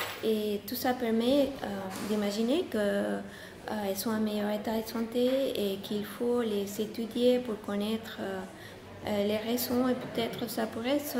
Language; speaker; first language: French; non-native, fluent; Spanish